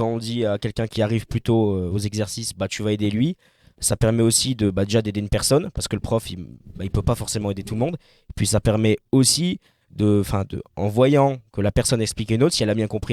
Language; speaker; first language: French; native; French